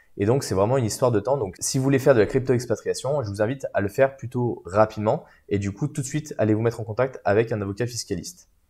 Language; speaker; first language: French; native; French